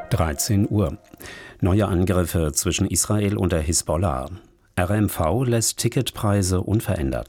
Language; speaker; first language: German; native; German